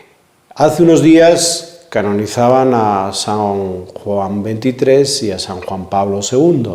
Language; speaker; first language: Spanish; native; Spanish